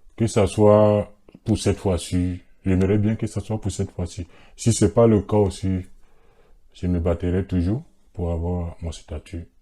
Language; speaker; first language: French; non-native, local second language; Bambara